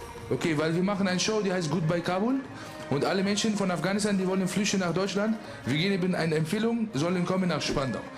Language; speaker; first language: German; non-native, fluent; Persian